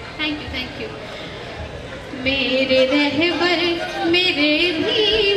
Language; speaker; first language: Hindi; native; Hindi